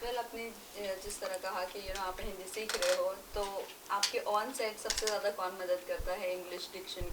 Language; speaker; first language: Hindi; native; Hindi